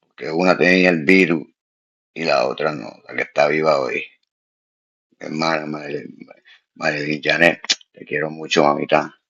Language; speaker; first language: Spanish; early bilingual, heritage; Spanish